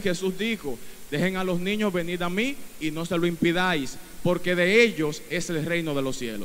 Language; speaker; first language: Spanish; native; Spanish